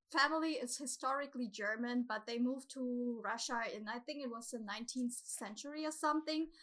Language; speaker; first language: English; non-native, fluent; German